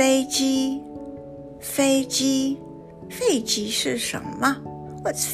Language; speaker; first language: Chinese; non-native, fluent; English